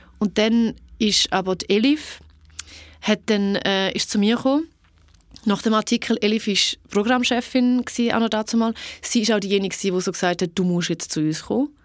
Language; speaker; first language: German; early bilingual, other home language; Albanian